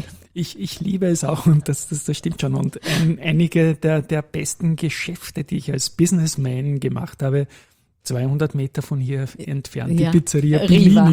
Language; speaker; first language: German; native; German